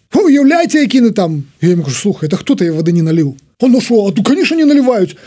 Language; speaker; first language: Belarusian; native; Belarusian